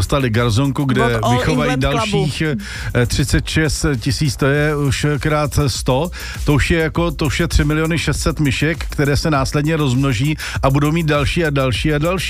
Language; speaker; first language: Czech; native; Czech